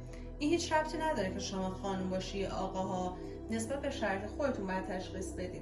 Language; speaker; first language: Persian; native; Persian